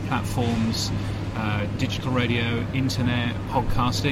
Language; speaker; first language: English; native; English